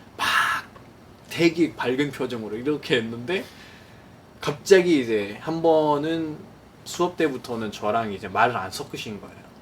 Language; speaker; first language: Korean; non-native, fluent; Nepali